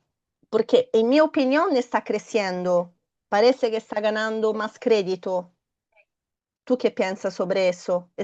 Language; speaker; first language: Spanish; non-native, fluent; Portuguese